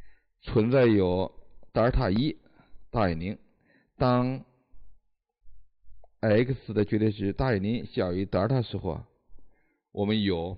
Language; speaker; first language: Chinese; native; Chinese